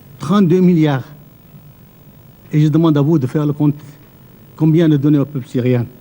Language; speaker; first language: French; non-native, fluent; Arabic